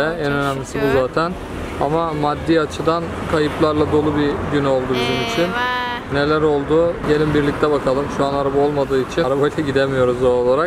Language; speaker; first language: Turkish; native; Turkish